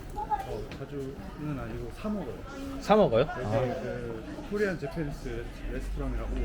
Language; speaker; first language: Korean; native; Korean